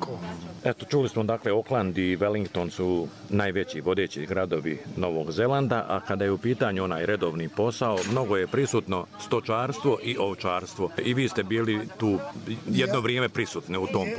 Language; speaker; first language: Serbian; native; Serbian